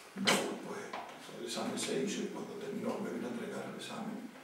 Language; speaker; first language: Spanish; native; Spanish